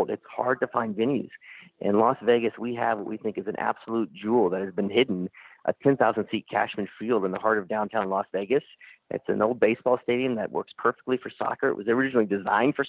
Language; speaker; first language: English; native; English